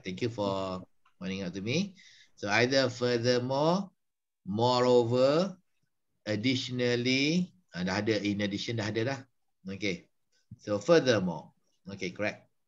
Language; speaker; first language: English; non-native, local second language; Malay